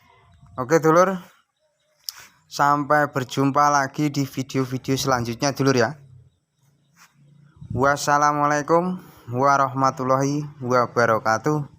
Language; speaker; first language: Indonesian; non-native, local second language; Javanese